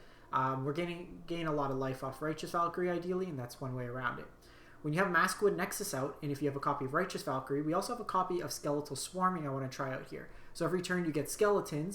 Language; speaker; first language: English; native; English